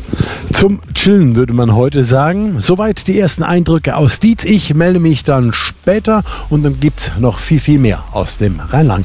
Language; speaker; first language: German; native; German